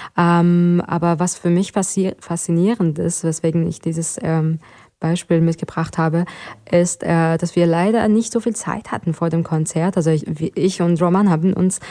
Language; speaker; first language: German; non-native, fluent; Persian